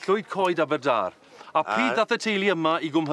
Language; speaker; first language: Welsh; native; Welsh